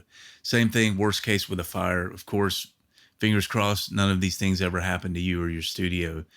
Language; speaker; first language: English; native; English